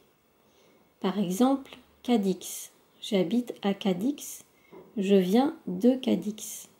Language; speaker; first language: French; native; French